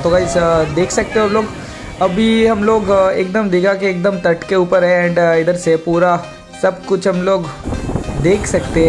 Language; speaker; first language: Hindi; non-native, local second language; Bangla